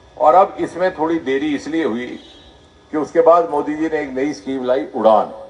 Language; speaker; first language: Hindi; non-native, local second language; Dogri